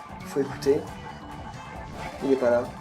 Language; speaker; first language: French; native; French